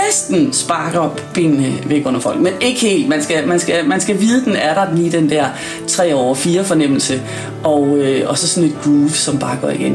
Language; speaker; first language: Danish; native; Danish